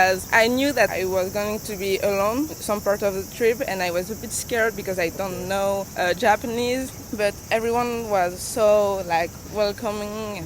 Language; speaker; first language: English; non-native, fluent; French